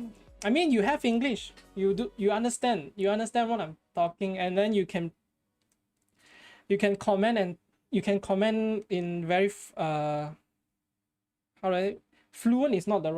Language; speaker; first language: English; non-native, fluent; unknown